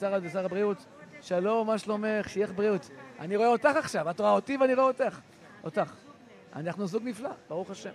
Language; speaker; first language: Hebrew; native; Hebrew